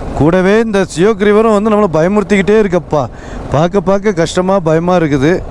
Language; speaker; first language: Tamil; native; Tamil